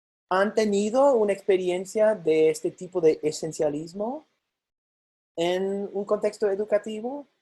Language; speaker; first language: Spanish; non-native, fluent; English